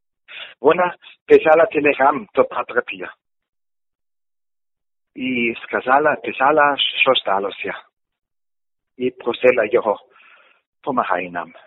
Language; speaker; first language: Ukrainian; non-native, learner; German